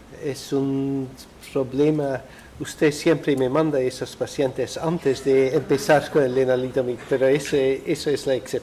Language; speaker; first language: Spanish; non-native, fluent; Dutch